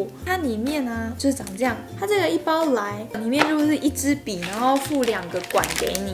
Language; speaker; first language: Chinese; native; Chinese